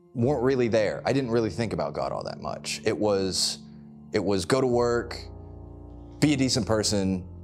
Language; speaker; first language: English; native; English